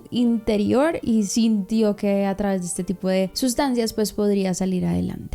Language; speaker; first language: Spanish; native; Spanish